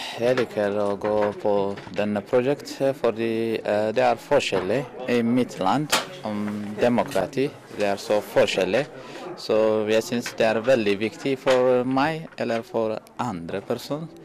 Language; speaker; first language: Norwegian; non-native, learner; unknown